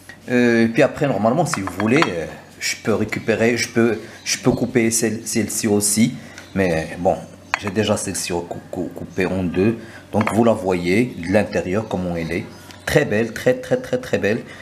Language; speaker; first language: French; non-native, local second language; Arabic